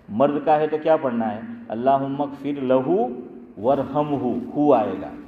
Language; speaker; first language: Urdu; non-native, local second language; Gujarati